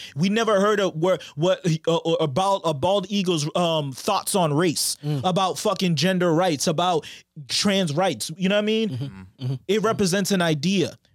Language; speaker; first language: English; native; English